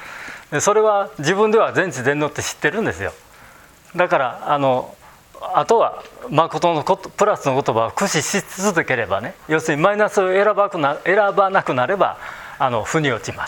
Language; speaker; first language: Japanese; native; Japanese